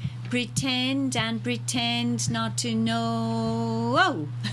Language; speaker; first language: English; native; English